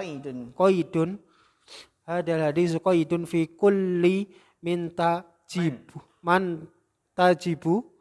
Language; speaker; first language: Arabic; non-native, learner; Indonesian